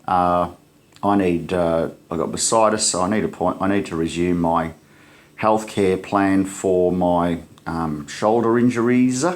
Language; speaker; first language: English; native; English